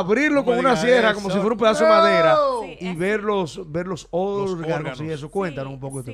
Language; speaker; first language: Spanish; native; Spanish